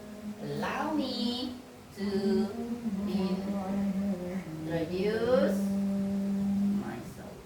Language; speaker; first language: English; non-native, fluent; Indonesian